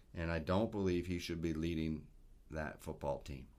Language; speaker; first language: English; native; English